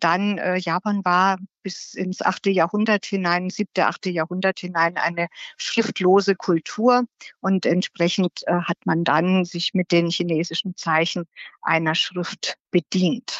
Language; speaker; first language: German; native; German